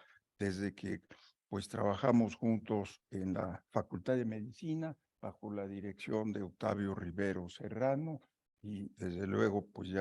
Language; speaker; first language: Spanish; native; Spanish